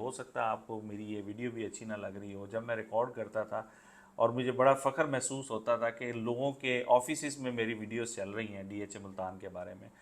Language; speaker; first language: Urdu; non-native, local second language; Punjabi